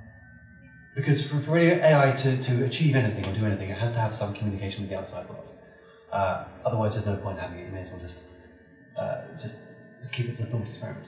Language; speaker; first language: English; native; English